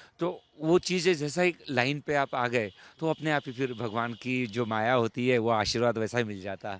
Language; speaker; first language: Hindi; native; Hindi